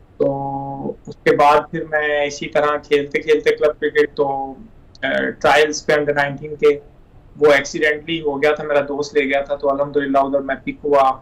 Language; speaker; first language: Hindi; non-native, local second language; Punjabi